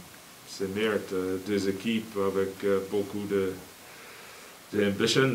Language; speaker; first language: French; non-native, learner; English